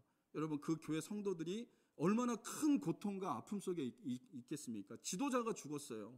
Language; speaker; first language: Korean; native; Korean